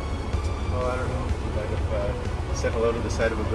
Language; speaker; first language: English; native; English